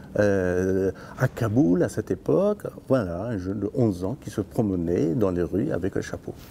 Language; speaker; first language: French; non-native, fluent; Persian